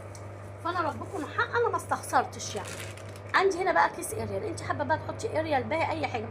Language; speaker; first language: Arabic; native; Arabic